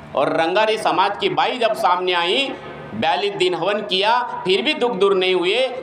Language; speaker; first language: Hindi; non-native, local second language; Marathi